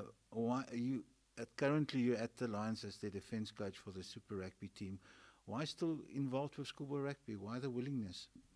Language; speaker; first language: English; non-native, local second language; Afrikaans